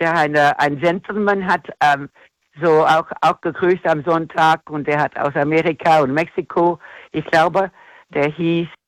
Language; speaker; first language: German; non-native, fluent; English